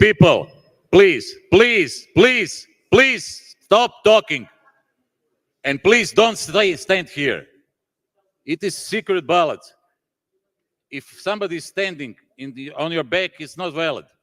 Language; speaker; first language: English; non-native, fluent; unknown